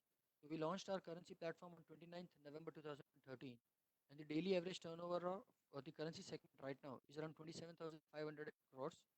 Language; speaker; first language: English; non-native, local second language; Hindi